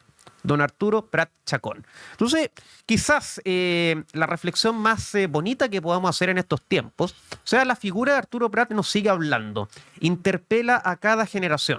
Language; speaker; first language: Spanish; native; Spanish